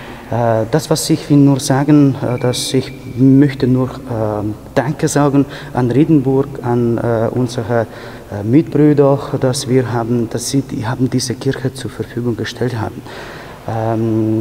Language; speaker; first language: German; non-native, fluent; Ukrainian